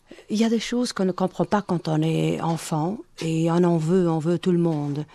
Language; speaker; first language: French; non-native, fluent; Portuguese